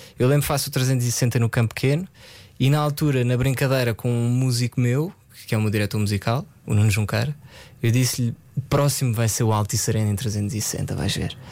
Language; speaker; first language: Portuguese; early bilingual, other home language; French